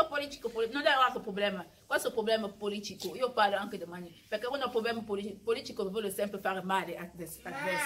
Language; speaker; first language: Italian; non-native, learner; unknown